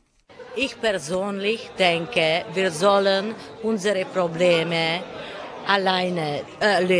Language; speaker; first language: German; non-native, fluent; Czech